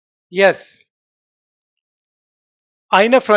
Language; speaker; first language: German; non-native, fluent; Hindi